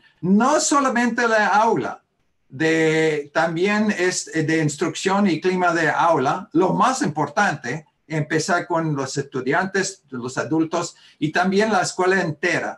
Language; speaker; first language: Spanish; early bilingual, heritage; Spanish